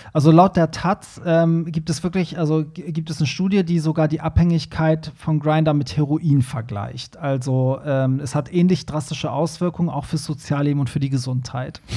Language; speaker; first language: German; early bilingual, other home language; Persian